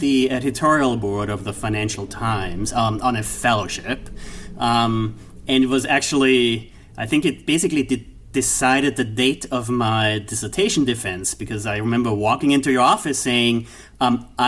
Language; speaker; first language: English; non-native, fluent; German